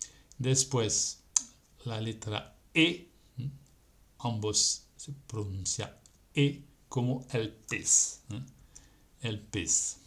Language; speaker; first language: Spanish; non-native, fluent; French